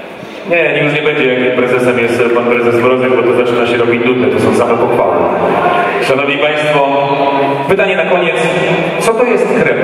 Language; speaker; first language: Polish; native; Polish